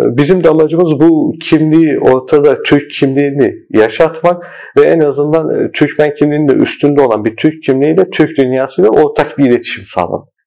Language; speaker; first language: Turkish; early bilingual, heritage; Turkish